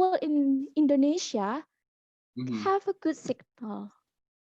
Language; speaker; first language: English; non-native, fluent; Indonesian